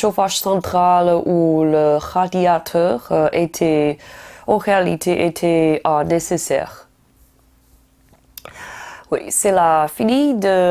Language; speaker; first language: French; non-native, learner; Chinese